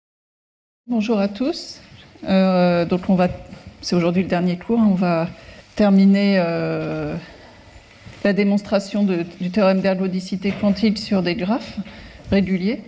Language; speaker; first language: French; native; French